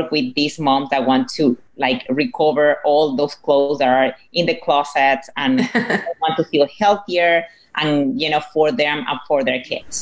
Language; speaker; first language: English; non-native, fluent; Spanish